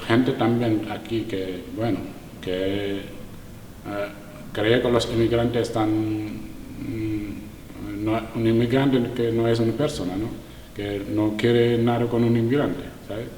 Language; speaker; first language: Spanish; non-native, learner; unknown